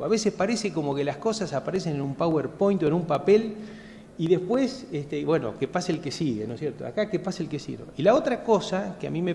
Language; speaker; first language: Spanish; native; Spanish